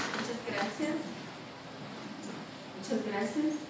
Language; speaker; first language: Spanish; non-native, fluent; Portuguese